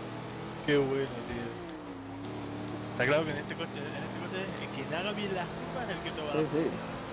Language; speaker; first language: Spanish; native; Spanish